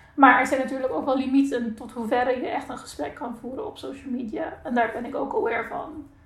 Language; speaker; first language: Dutch; non-native, local second language; Papiamento